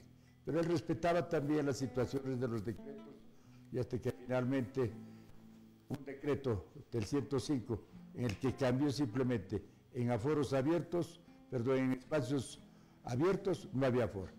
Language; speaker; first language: Spanish; native; Spanish